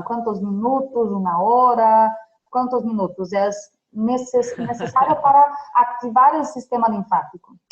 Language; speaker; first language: Spanish; non-native, fluent; Portuguese